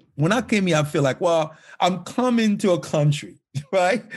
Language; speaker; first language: English; non-native, fluent; Haitian Creole